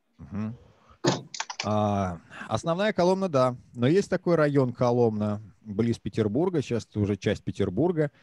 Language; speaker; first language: Russian; native; Russian